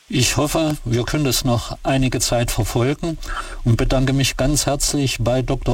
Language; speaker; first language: German; native; German